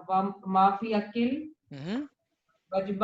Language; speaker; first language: Arabic; non-native, learner; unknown